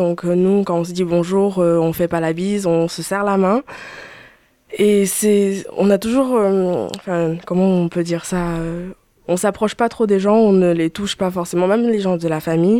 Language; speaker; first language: French; early bilingual, other home language; Chinese